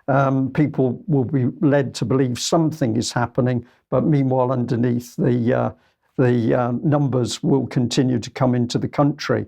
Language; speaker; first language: English; native; English